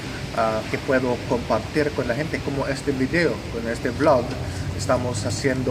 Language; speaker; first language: Spanish; non-native, fluent; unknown